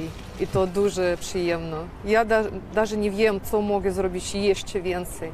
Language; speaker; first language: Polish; non-native, learner; Ukrainian